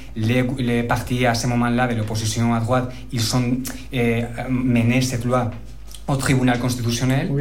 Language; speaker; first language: French; non-native, fluent; Spanish